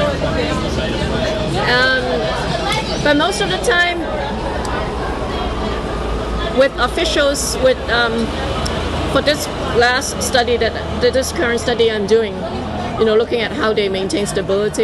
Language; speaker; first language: English; non-native, local second language; Cantonese